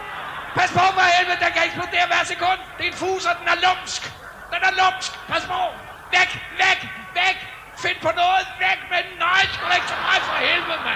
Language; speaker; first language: Danish; native; Danish